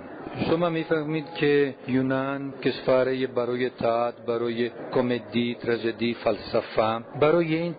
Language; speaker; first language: Persian; non-native, learner; Greek